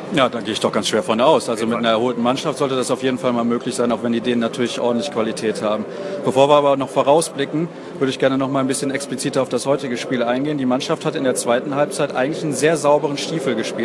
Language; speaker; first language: German; native; German